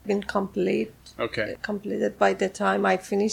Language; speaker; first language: English; non-native, fluent; Persian